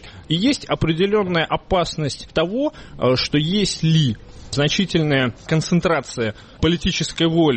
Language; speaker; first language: Russian; native; Russian